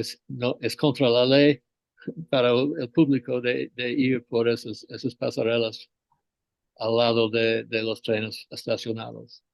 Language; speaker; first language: Spanish; non-native, fluent; English